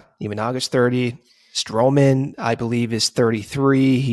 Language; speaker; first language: English; native; English